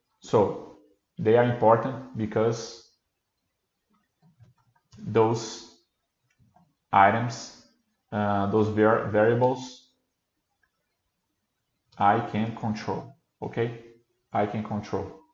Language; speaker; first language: English; non-native, fluent; Portuguese